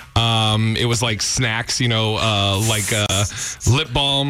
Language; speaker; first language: English; native; English